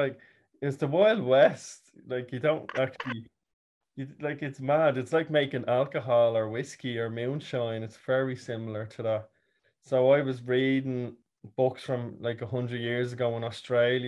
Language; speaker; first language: English; native; English